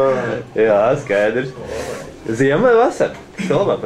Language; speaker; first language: Latvian; native; Latvian